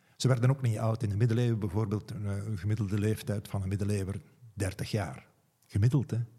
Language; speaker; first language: Dutch; native; Dutch